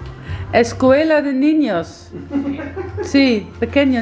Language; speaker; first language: Spanish; non-native, learner; Dutch